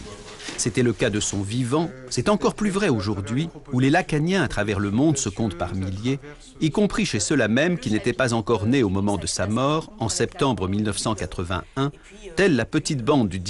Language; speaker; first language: French; native; French